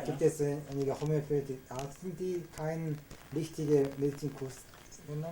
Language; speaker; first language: German; non-native, learner; Korean